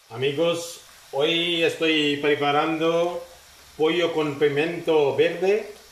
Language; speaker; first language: Spanish; non-native, learner; Urdu